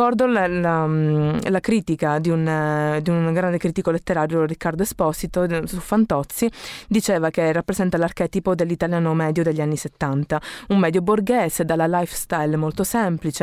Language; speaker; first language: Italian; native; Italian